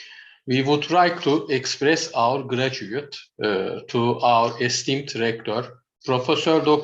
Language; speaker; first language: English; non-native, learner; Turkish